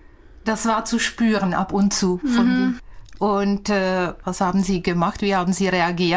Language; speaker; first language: German; non-native, fluent; Czech